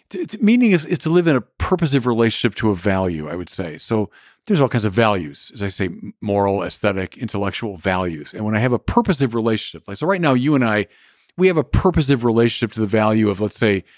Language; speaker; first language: English; native; English